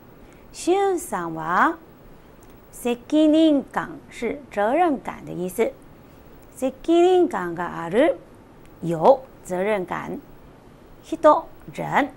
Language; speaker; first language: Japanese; non-native, fluent; Chinese